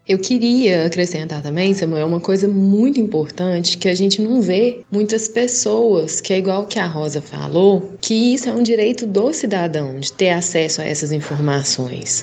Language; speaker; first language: Portuguese; native; Portuguese